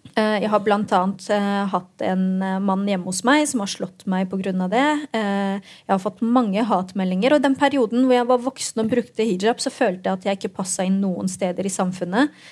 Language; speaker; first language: Norwegian; early bilingual, other home language; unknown